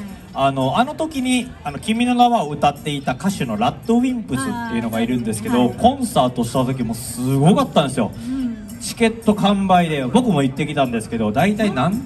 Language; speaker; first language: Japanese; native; Japanese